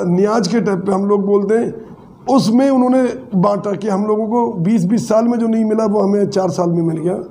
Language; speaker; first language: Hindi; native; Hindi